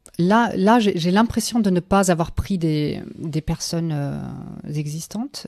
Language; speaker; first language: French; non-native, fluent; German